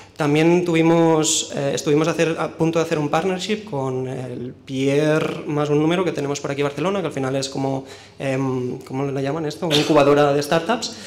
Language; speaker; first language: Spanish; native; Spanish